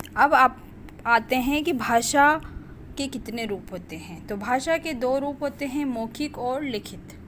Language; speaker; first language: Hindi; native; Hindi